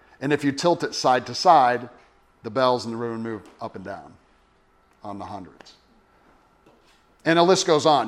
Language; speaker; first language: English; native; English